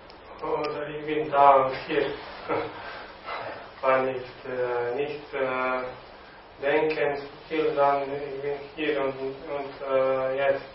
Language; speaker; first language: German; non-native, learner; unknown